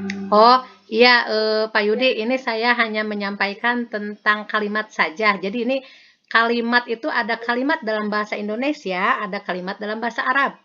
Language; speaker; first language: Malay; non-native, local second language; Sundanese